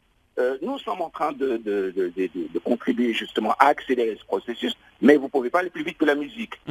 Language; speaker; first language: French; non-native, local second language; Arabic